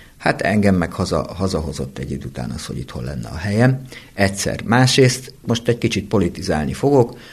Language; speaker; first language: Hungarian; native; Hungarian